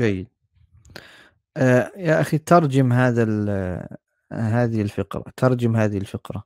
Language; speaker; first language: Arabic; non-native, fluent; German